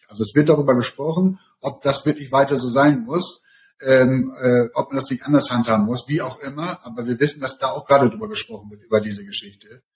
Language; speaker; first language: German; native; German